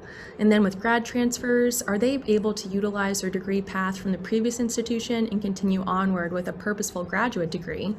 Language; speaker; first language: English; native; English